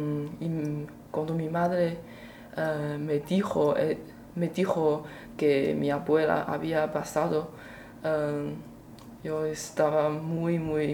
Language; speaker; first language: Spanish; non-native, learner; Chinese